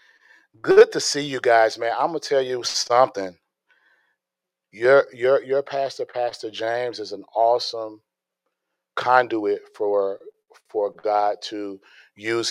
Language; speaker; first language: English; native; English